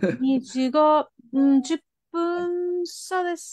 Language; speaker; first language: Japanese; non-native, learner; Spanish